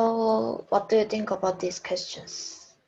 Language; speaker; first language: English; non-native, learner; Korean